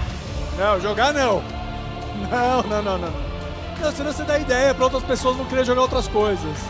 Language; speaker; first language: Portuguese; native; Portuguese